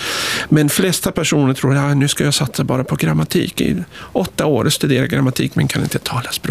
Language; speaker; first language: Swedish; non-native, fluent; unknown